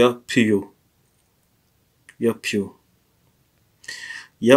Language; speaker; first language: Russian; non-native, learner; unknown